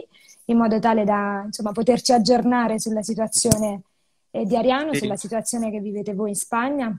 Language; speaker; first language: Italian; native; Italian